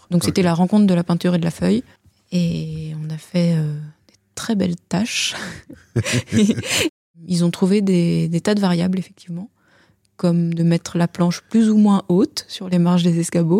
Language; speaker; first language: French; native; French